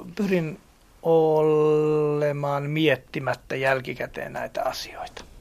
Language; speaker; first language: Finnish; non-native, fluent; Hungarian